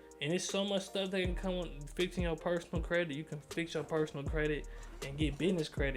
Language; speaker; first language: English; native; English